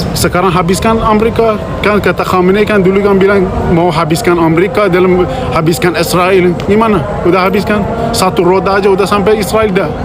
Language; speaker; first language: Indonesian; non-native, fluent; Persian